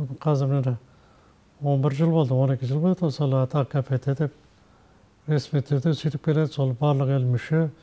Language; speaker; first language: Kazakh; early bilingual, heritage; Kazakh